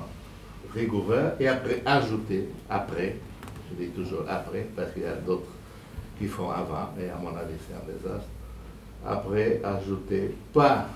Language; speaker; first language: French; non-native, fluent; Portuguese